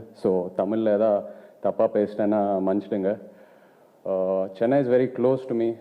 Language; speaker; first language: Tamil; non-native, local second language; Telugu